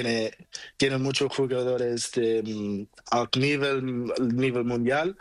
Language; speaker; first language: Spanish; non-native, learner; Portuguese